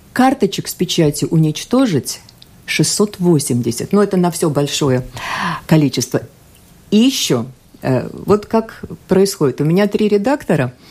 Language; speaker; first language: Russian; non-native, local second language; Latvian